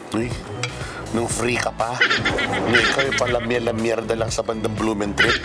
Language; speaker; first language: Filipino; non-native, local second language; Pampanga